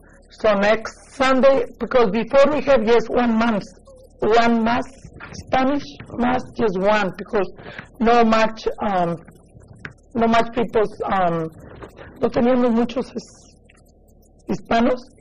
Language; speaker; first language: English; non-native, learner; Spanish